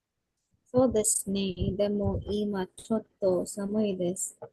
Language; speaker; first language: Japanese; non-native, learner; Filipino